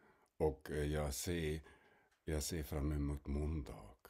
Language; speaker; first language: Swedish; non-native, fluent; German